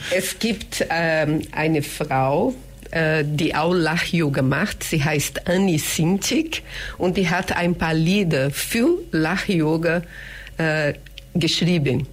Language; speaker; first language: German; non-native, fluent; Portuguese